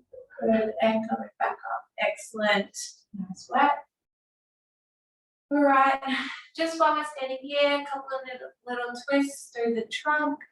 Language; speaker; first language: English; native; English